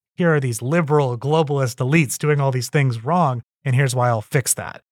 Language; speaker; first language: English; native; English